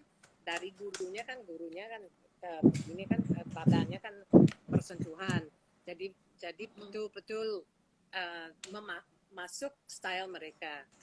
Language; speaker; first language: Indonesian; non-native, fluent; English